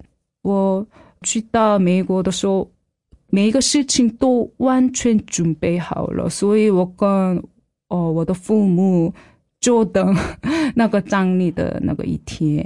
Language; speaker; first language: Chinese; non-native, fluent; Korean